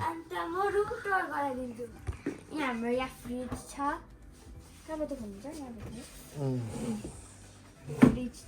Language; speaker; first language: Nepali; non-native, local second language; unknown